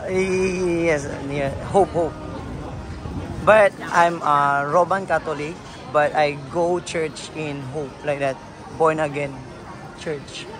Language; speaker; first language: English; non-native, learner; Filipino